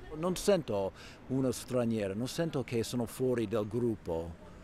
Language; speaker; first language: Italian; non-native, fluent; English